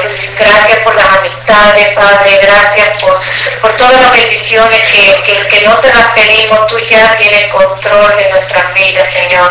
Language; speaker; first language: Spanish; native; Spanish